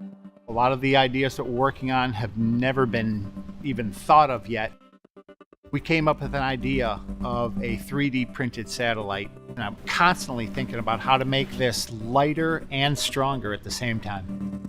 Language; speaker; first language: English; native; English